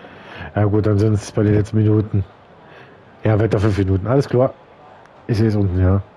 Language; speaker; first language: German; native; German